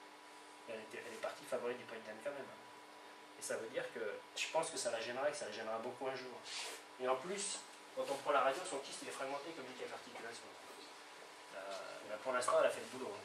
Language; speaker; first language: French; native; French